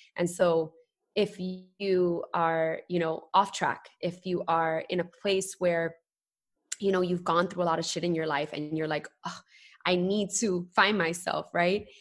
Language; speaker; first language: English; native; English